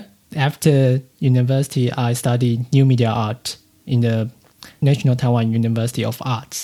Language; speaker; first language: English; non-native, fluent; Chinese